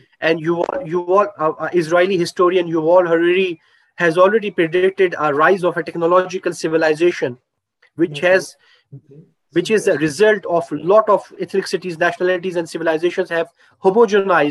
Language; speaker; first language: English; non-native, local second language; Urdu